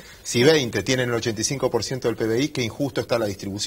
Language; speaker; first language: Spanish; native; Spanish